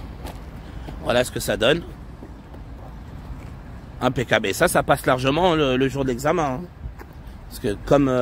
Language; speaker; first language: French; native; French